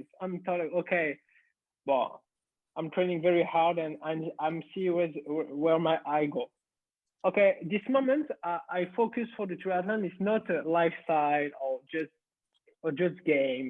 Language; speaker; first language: English; non-native, learner; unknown